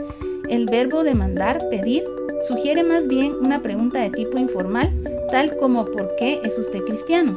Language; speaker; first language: Spanish; native; Spanish